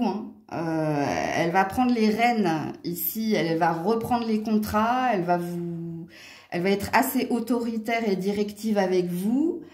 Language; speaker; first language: French; native; French